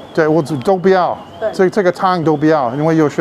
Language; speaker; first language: Chinese; non-native, learner; English